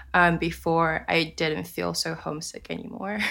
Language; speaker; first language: English; early bilingual, other home language; Japanese